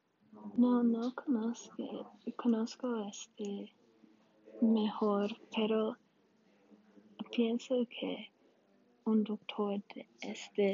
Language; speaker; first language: Spanish; non-native, learner; English